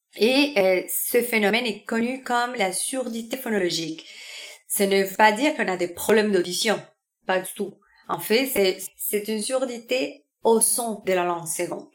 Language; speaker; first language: French; non-native, fluent; Spanish